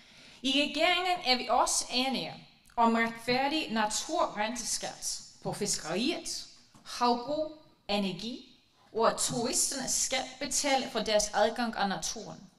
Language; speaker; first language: Danish; non-native, fluent; Icelandic